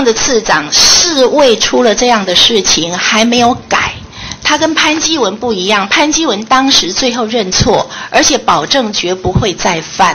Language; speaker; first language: Chinese; native; Chinese